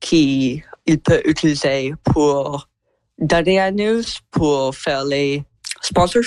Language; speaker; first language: French; non-native, local second language; English